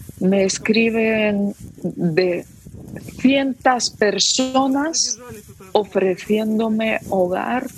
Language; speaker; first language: Spanish; non-native, fluent; Ukrainian